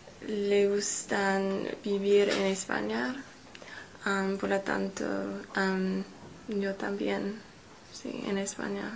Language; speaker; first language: Spanish; non-native, learner; English